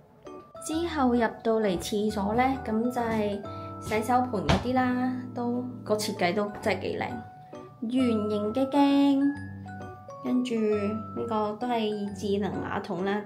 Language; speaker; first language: Cantonese; native; Cantonese